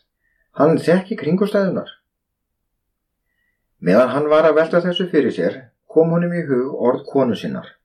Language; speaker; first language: Icelandic; native; Icelandic